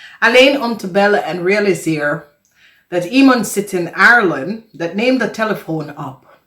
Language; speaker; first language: Dutch; non-native, fluent; English